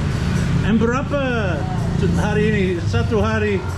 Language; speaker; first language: Indonesian; non-native, learner; English